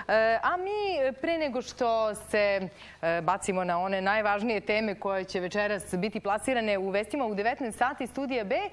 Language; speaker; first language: Serbian; native; Serbian